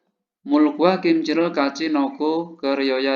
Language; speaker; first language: Korean; non-native, fluent; Indonesian